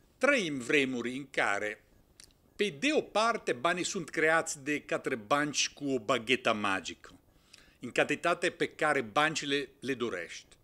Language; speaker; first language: Romanian; non-native, fluent; Italian